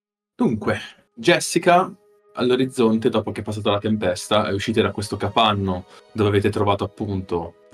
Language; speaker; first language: Italian; native; Italian